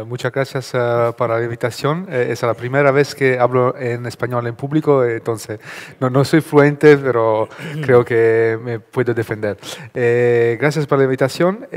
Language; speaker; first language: Spanish; non-native, learner; Italian